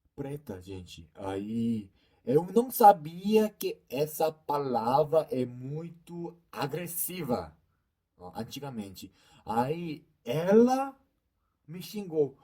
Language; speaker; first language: Portuguese; non-native, learner; Korean